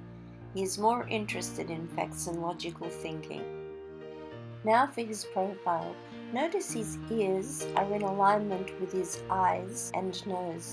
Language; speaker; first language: English; native; English